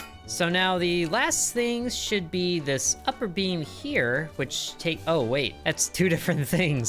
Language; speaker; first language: English; native; English